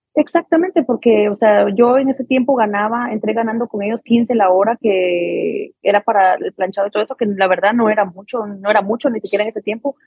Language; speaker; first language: Spanish; native; Spanish